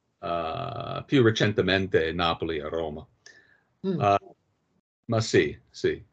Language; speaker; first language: Italian; non-native, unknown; English